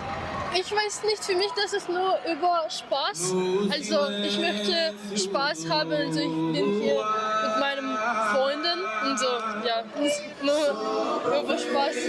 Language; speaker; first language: German; non-native, learner; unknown